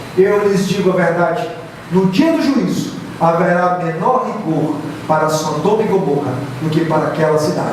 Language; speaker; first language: Portuguese; native; Portuguese